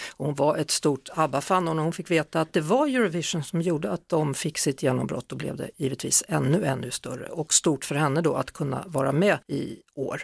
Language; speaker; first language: Swedish; native; Swedish